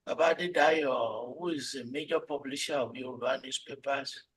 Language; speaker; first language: English; non-native, local second language; Yoruba